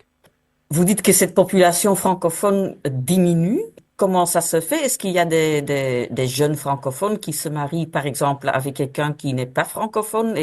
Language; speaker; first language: French; non-native, local second language; Dutch